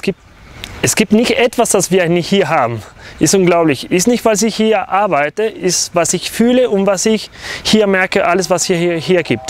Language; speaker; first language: German; non-native, learner; Spanish